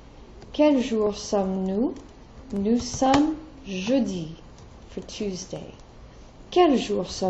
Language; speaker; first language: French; non-native, fluent; English